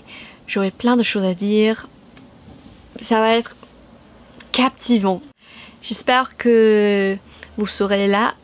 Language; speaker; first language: French; non-native, fluent; English